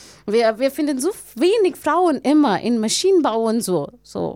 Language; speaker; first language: German; non-native, learner; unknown